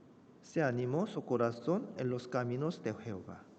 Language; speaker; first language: Spanish; non-native, fluent; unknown